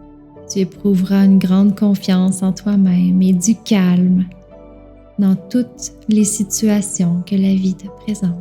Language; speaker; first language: French; native; French